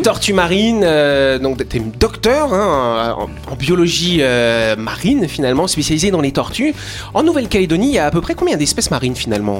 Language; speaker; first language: French; native; French